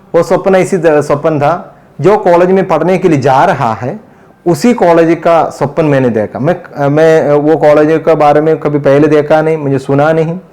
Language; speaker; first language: Hindi; non-native, local second language; Malayalam